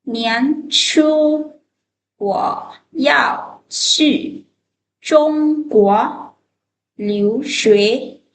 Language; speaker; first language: Chinese; non-native, fluent; Lao